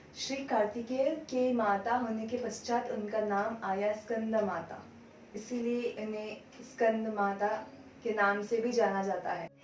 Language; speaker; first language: Hindi; non-native, local second language; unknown